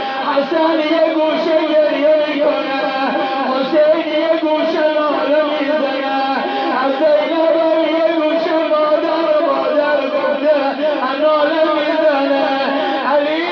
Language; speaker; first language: Persian; native; Persian